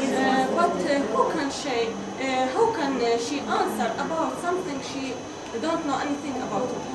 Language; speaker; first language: English; non-native, learner; Arabic